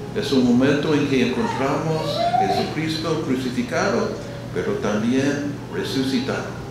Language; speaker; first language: Spanish; non-native, learner; English